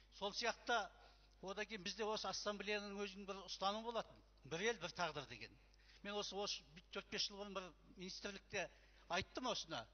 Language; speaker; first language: Kazakh; native; Kazakh